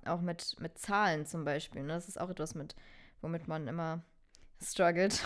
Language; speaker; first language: German; native; German